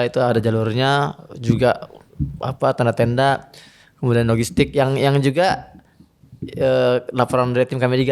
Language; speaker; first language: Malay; non-native, fluent; Arabic